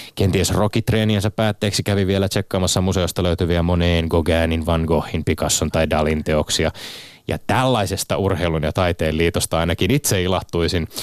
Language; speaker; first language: Finnish; native; Finnish